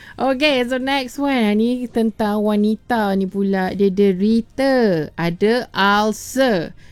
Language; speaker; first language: Malay; native; Malay